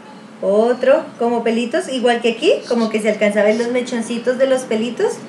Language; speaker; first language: Spanish; native; Spanish